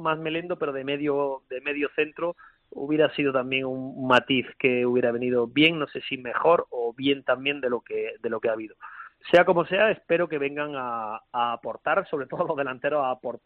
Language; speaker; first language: Spanish; native; Spanish